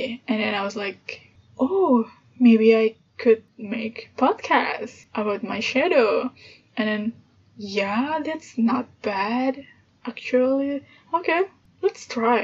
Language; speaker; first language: English; non-native, fluent; Indonesian